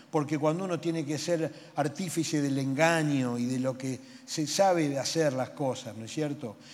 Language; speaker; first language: Spanish; native; Spanish